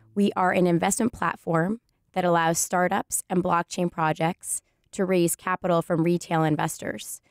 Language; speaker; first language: English; native; English